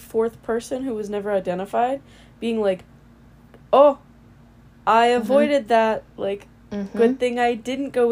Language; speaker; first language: English; native; English